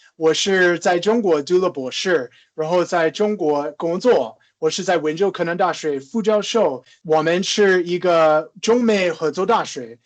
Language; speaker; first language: Chinese; non-native, fluent; English